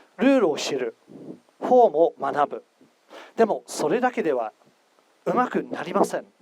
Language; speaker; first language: Japanese; non-native, fluent; English